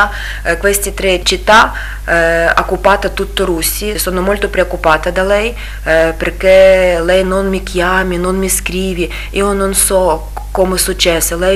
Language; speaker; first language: Italian; non-native, learner; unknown